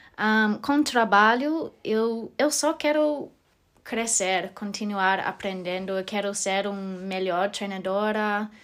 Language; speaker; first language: Portuguese; non-native, learner; English